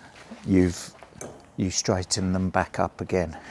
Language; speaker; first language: English; native; English